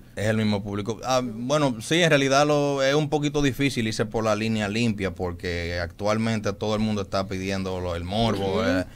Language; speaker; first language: Spanish; native; Spanish